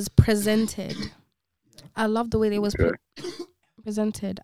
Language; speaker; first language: English; early bilingual, other home language; Konkani